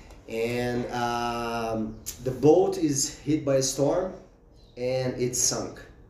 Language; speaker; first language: English; non-native, fluent; Portuguese